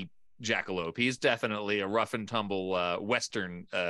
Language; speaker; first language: English; native; English